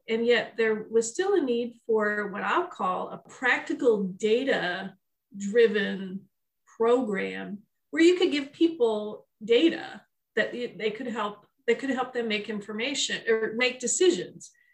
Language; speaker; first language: English; native; English